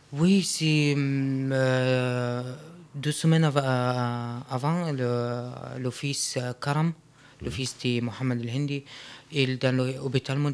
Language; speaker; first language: French; non-native, learner; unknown